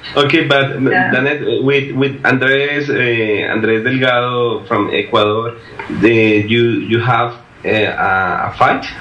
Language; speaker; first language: English; non-native, learner; Spanish